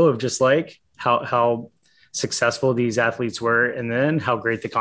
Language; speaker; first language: English; native; English